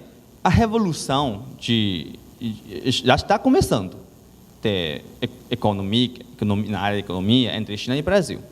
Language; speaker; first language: Portuguese; non-native, learner; Chinese